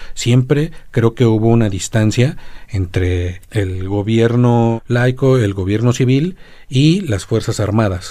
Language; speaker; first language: Spanish; native; Spanish